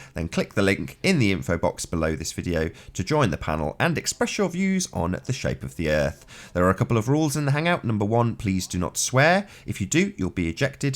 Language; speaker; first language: English; native; English